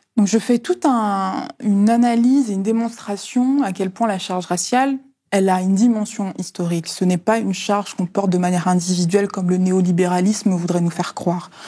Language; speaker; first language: French; early bilingual, other home language; Lingala